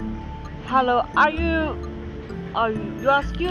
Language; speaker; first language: English; non-native, learner; Chinese